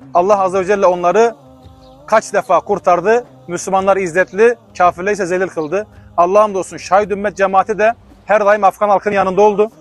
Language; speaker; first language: Turkish; non-native, fluent; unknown